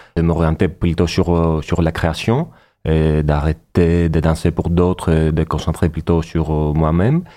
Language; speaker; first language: French; non-native, fluent; Greek